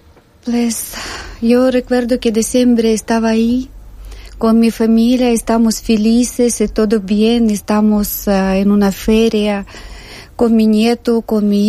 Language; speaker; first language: Spanish; non-native, learner; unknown